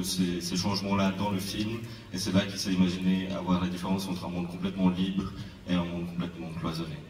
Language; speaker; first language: French; native; French